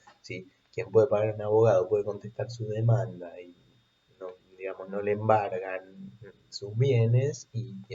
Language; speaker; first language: Spanish; native; Spanish